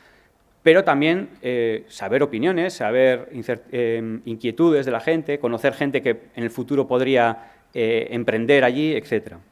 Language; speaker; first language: Spanish; native; Spanish